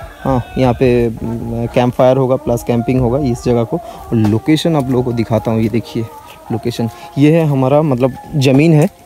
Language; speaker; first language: Hindi; non-native, local second language; Bangla